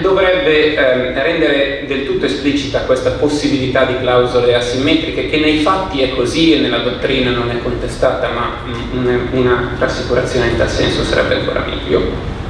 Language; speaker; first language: Italian; native; Italian